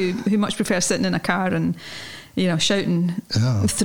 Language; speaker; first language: English; native; English